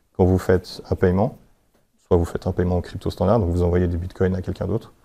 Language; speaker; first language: French; native; French